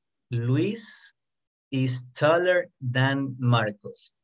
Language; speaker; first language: English; non-native, fluent; Spanish